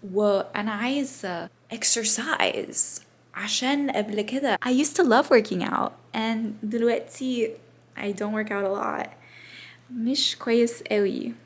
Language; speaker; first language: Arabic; non-native, learner; English